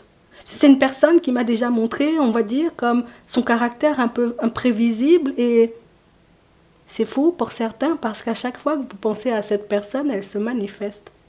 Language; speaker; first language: French; native; French